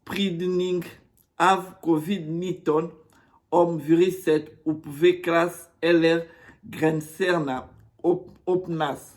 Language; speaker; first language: Swedish; non-native, learner; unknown